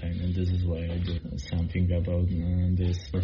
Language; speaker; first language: English; non-native, learner; Polish